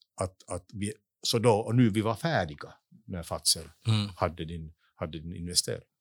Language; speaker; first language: Swedish; non-native, local second language; Finnish